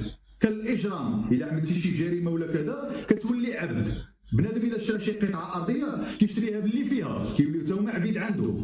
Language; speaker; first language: Arabic; native; Arabic